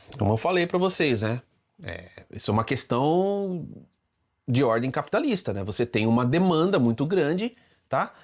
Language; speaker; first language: Portuguese; native; Portuguese